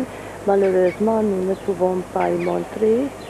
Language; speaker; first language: French; non-native, fluent; Hungarian